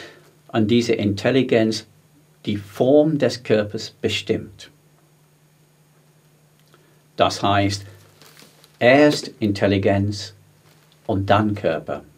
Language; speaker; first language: German; non-native, fluent; English